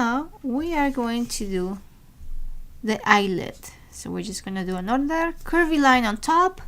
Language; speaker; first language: English; non-native, fluent; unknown